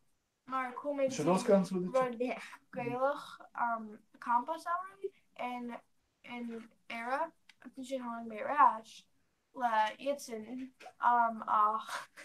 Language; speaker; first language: Irish; non-native, learner; English